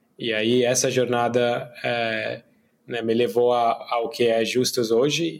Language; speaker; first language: Portuguese; non-native, fluent; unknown